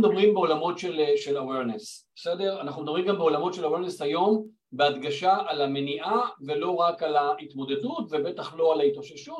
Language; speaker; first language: Hebrew; native; Hebrew